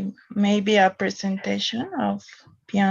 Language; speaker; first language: English; non-native, learner; Spanish